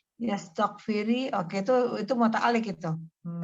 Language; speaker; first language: Indonesian; native; Indonesian